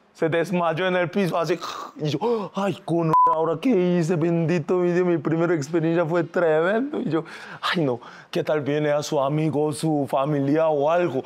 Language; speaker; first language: Spanish; non-native, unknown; Korean